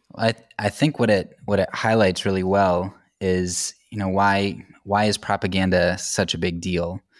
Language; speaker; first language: English; native; English